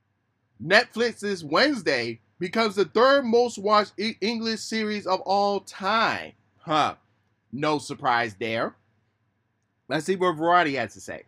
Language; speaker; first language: English; native; English